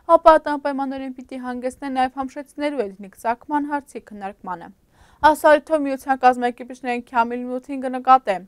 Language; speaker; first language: Armenian; early bilingual, heritage; Armenian